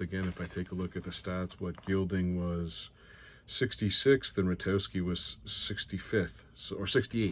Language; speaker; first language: English; native; English